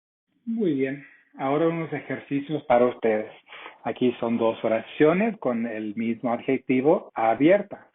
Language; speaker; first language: Spanish; non-native, fluent; English